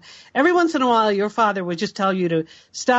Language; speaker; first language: English; native; English